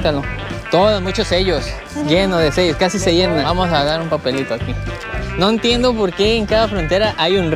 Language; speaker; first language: Spanish; native; Spanish